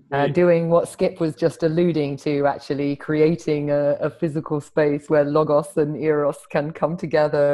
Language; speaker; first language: English; native; English